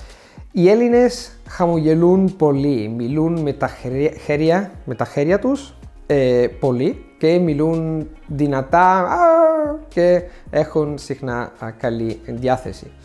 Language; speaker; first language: Greek; non-native, fluent; Italian